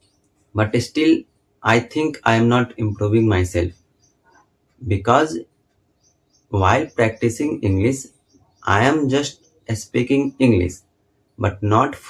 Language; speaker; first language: English; non-native, learner; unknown